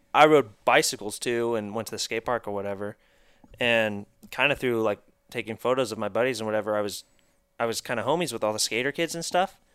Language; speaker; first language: English; native; English